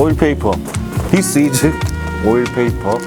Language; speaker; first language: English; non-native, learner; Korean